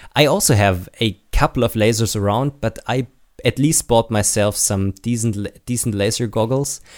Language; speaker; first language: English; non-native, fluent; German